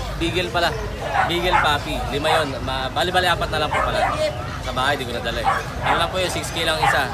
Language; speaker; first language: Filipino; native; Filipino